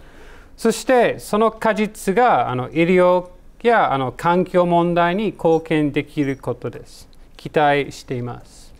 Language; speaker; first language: Japanese; non-native, learner; English